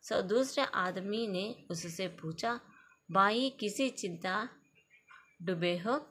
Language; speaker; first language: Hindi; non-native, local second language; Kannada